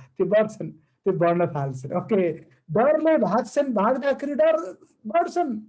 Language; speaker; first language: Nepali; non-native, fluent; Malayalam